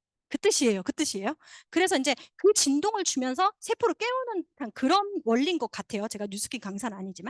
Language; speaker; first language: Korean; native; Korean